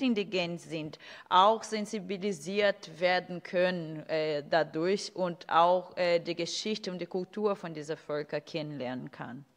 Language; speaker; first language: German; non-native, fluent; Portuguese